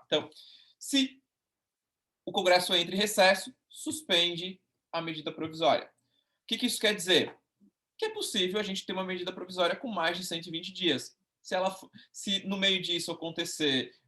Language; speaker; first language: Portuguese; native; Portuguese